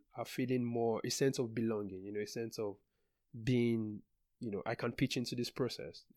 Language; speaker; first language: English; non-native, local second language; Yoruba